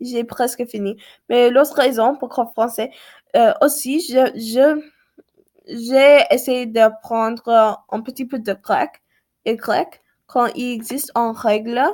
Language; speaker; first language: French; non-native, learner; English